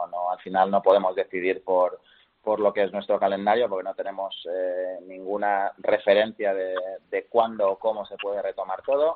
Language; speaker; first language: Spanish; native; Spanish